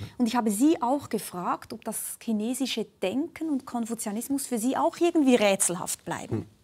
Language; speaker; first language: German; native; German